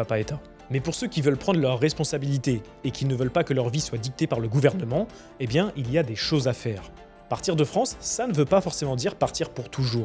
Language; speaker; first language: French; native; French